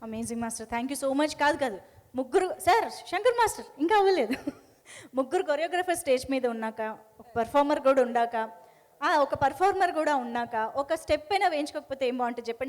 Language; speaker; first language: Telugu; native; Telugu